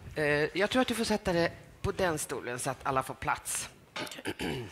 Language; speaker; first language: Swedish; native; Swedish